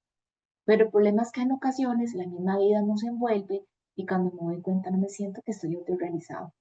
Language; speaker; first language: Spanish; native; Spanish